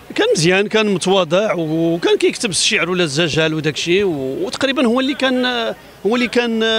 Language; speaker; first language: Arabic; native; Arabic